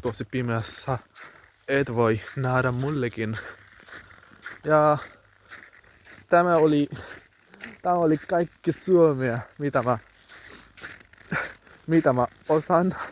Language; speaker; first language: Finnish; non-native, learner; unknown